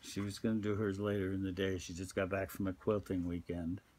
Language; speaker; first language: English; native; English